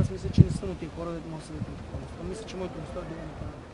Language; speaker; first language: Bulgarian; native; Bulgarian